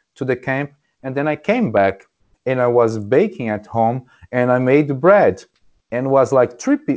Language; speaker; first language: English; non-native, fluent; Portuguese